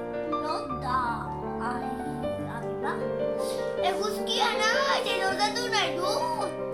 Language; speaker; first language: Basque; non-native, local second language; Spanish